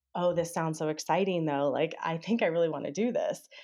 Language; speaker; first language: English; native; English